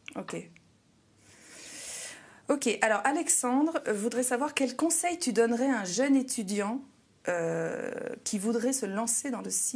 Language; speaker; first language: French; native; French